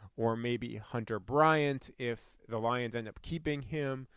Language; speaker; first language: English; native; English